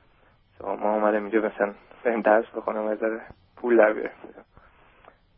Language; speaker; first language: Persian; early bilingual, heritage; German